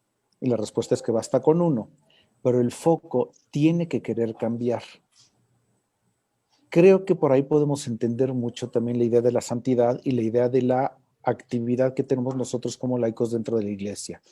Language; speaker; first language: Spanish; native; Spanish